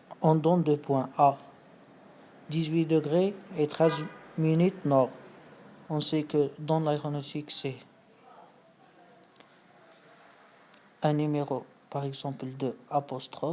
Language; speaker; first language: French; non-native, fluent; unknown